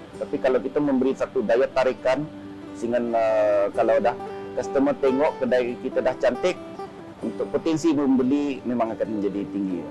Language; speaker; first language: Malay; native; Malay